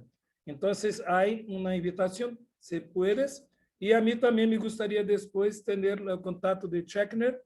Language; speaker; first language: Spanish; non-native, learner; Portuguese